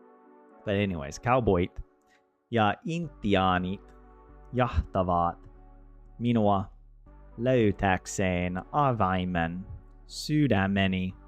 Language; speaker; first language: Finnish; non-native, learner; English